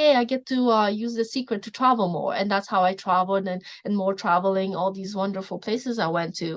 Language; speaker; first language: English; non-native, fluent; Polish